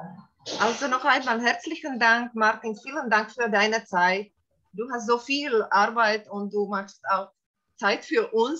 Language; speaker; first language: German; non-native, fluent; Slovak